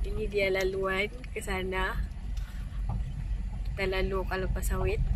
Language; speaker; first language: Indonesian; non-native, local second language; Malay